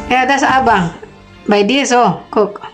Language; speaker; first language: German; non-native, learner; Indonesian